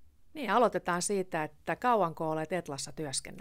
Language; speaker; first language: Finnish; native; Finnish